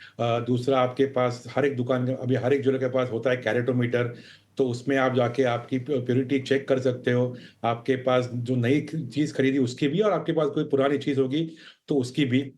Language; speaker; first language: Hindi; non-native, local second language; Marathi